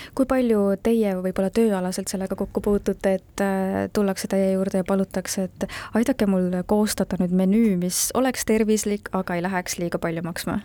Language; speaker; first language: Estonian; native; Estonian